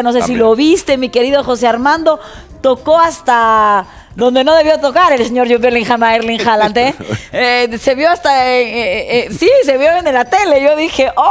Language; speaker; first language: Spanish; native; Spanish